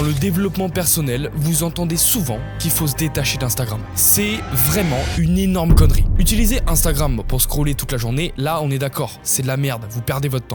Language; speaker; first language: French; native; French